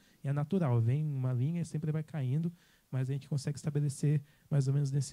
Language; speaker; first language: Portuguese; native; Portuguese